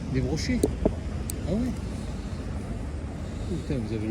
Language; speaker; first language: French; native; French